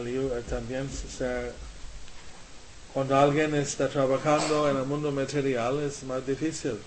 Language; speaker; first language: Spanish; non-native, learner; English